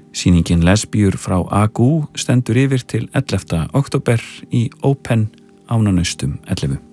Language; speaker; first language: Icelandic; native; Icelandic